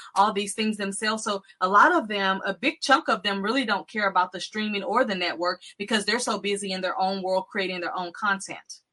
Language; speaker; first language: English; native; English